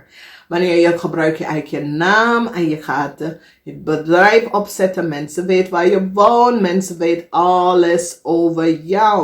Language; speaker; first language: Dutch; non-native, fluent; English